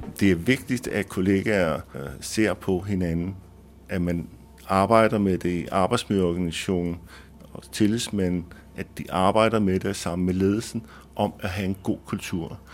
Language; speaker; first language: Danish; native; Danish